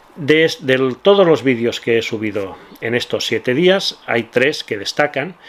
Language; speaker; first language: Spanish; non-native, local second language; Catalan